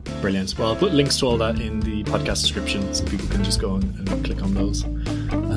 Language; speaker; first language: English; native; English